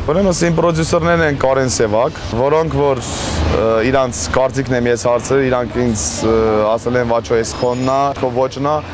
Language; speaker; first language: Armenian; early bilingual, heritage; Armenian